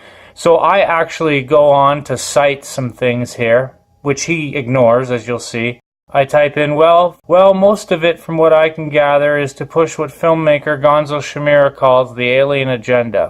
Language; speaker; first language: English; native; English